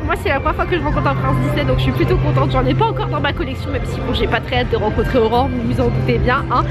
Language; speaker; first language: French; native; French